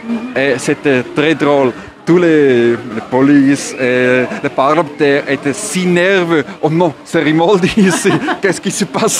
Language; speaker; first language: French; non-native, learner; German